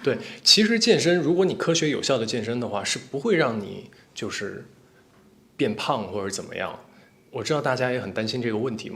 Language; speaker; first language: Chinese; native; Chinese